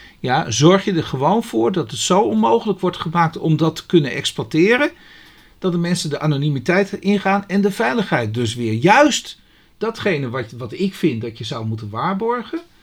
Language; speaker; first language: Dutch; native; Dutch